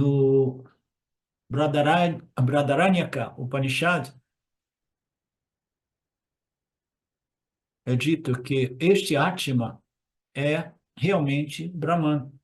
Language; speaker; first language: Portuguese; native; Portuguese